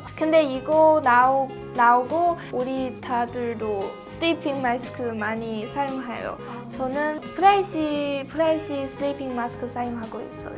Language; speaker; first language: Korean; non-native, fluent; Chinese